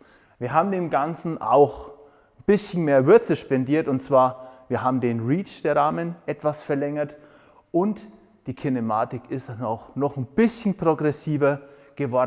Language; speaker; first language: German; native; German